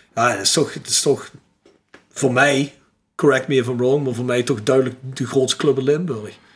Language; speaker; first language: Dutch; native; Dutch